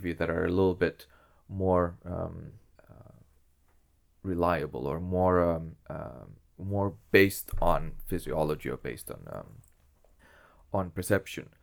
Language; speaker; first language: English; non-native, fluent; Greek